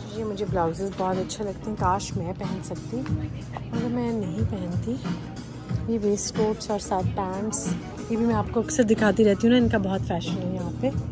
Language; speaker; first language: Urdu; non-native, local second language; Punjabi